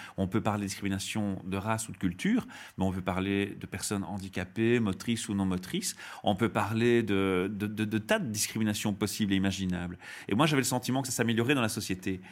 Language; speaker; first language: French; native; French